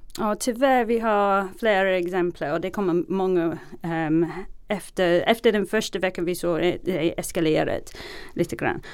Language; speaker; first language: Swedish; non-native, fluent; English